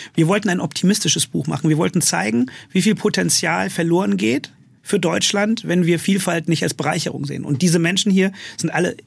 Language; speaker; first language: German; native; German